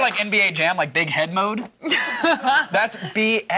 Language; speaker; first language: English; native; English